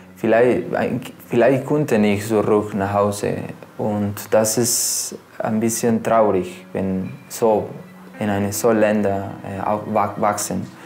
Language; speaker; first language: German; non-native, learner; Spanish